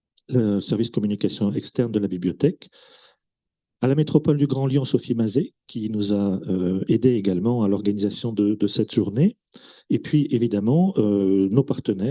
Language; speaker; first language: French; native; French